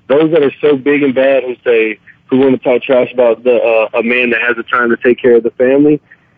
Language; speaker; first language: English; native; English